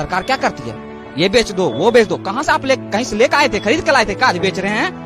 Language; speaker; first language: Hindi; native; Hindi